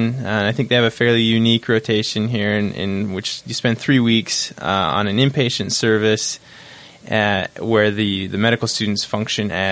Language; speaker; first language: English; native; English